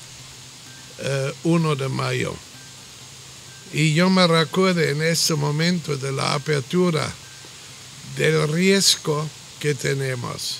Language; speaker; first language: Spanish; non-native, fluent; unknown